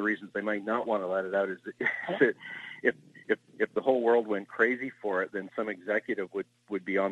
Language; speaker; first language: English; native; English